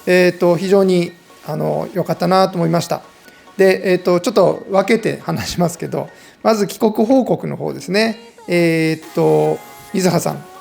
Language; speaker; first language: Japanese; native; Japanese